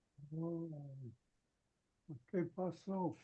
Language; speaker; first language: Spanish; non-native, learner; English